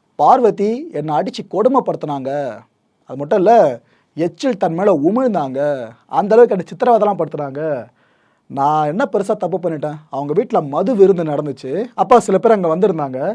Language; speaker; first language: Tamil; native; Tamil